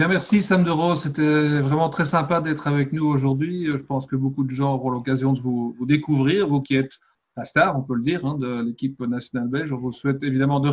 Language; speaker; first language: French; native; French